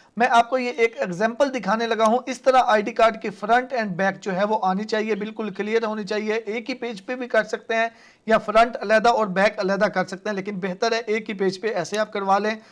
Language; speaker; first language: Urdu; non-native, local second language; Punjabi